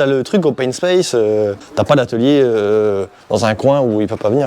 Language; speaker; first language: French; native; French